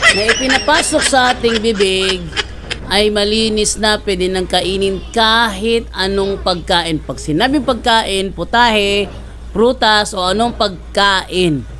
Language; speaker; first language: Filipino; native; Filipino